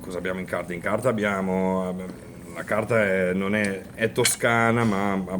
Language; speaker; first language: Italian; native; Italian